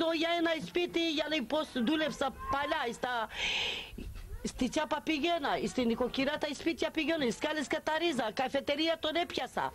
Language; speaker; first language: Greek; non-native, local second language; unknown